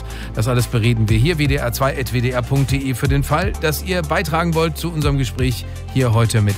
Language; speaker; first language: German; native; German